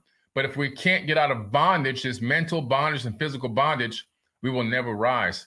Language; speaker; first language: English; native; English